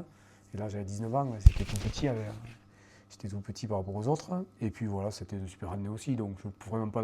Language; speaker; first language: French; native; French